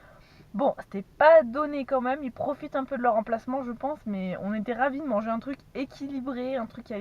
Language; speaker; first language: French; native; French